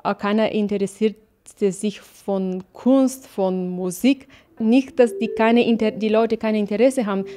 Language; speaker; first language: German; non-native, fluent; Bulgarian